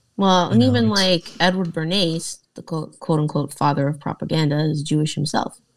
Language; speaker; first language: English; native; English